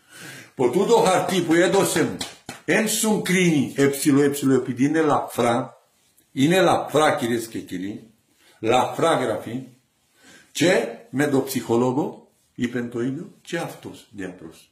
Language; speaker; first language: Greek; non-native, learner; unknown